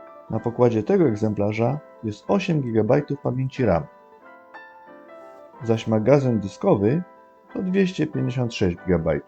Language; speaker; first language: Polish; native; Polish